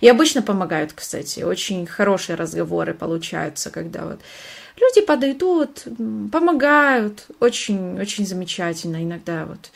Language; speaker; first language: Russian; non-native, fluent; Hungarian